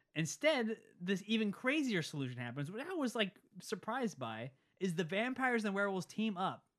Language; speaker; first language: English; early bilingual, other home language; Italian